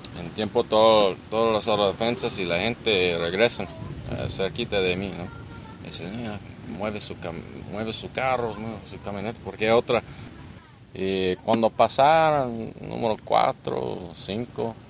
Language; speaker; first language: Spanish; non-native, learner; English